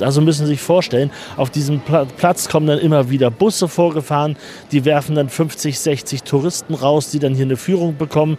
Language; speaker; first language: German; native; German